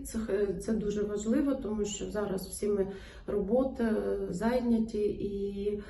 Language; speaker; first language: Ukrainian; non-native, local second language; Russian